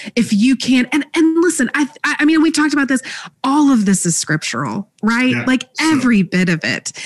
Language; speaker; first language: English; native; English